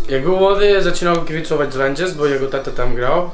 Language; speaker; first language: Polish; non-native, learner; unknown